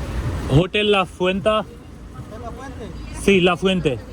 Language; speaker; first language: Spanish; non-native, learner; Hindi